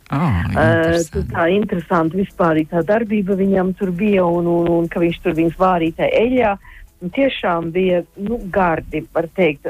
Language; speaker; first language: Latvian; early bilingual, heritage; Latvian